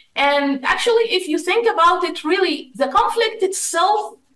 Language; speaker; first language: English; non-native, fluent; Arabic